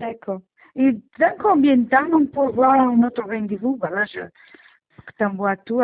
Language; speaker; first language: French; non-native, learner; Portuguese